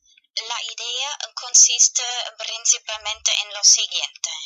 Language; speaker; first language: Spanish; non-native, fluent; German